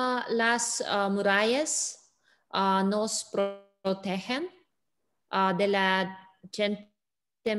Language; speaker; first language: Spanish; non-native, learner; English